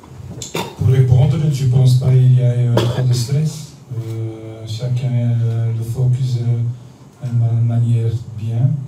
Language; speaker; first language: French; non-native, learner; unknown